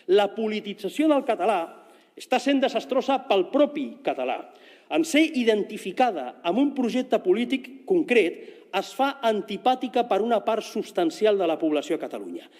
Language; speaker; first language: Catalan; non-native, local second language; Spanish